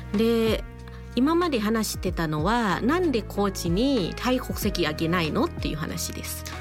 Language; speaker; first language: Japanese; non-native, fluent; Thai